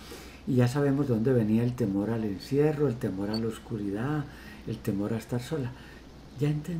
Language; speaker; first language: Spanish; native; Spanish